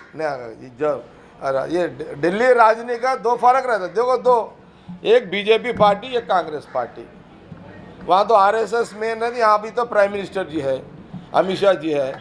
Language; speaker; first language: Hindi; non-native, local second language; Telugu